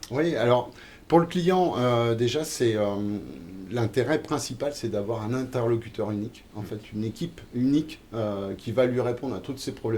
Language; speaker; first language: French; native; French